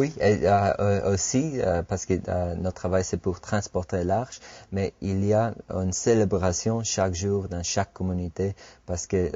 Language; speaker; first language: French; non-native, fluent; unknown